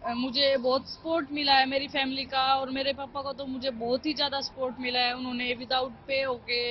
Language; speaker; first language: Hindi; native; Hindi